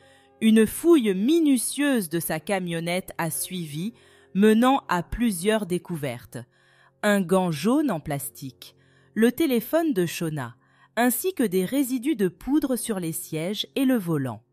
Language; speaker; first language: French; native; French